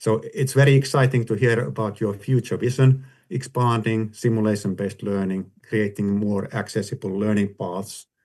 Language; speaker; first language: English; non-native, fluent; Finnish